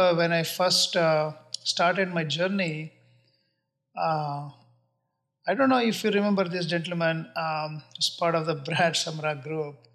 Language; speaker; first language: English; non-native, local second language; Kannada